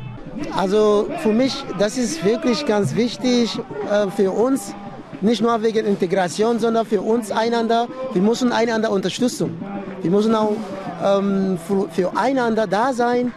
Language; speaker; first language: German; non-native, fluent; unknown